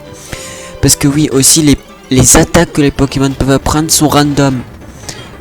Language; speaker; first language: French; native; French